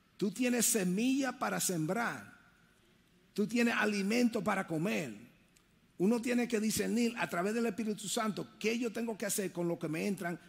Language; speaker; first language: Spanish; early bilingual, heritage; Spanish